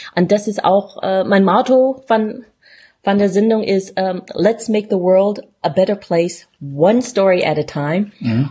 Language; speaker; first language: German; non-native, fluent; English